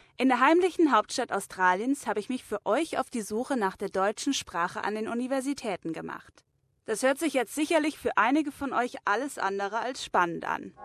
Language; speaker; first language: German; native; German